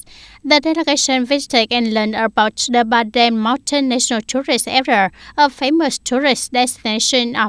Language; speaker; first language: English; non-native, fluent; Vietnamese